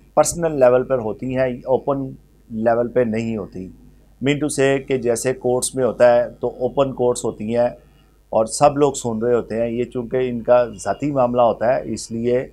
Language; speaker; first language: Urdu; native; Urdu